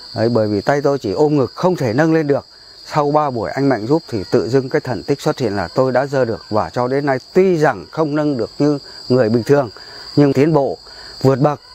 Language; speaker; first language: Vietnamese; non-native, local second language; Tày